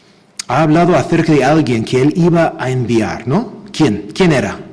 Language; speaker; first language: Spanish; non-native, fluent; English